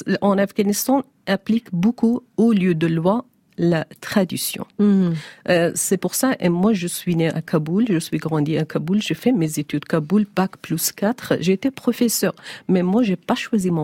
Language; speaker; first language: French; non-native, learner; Persian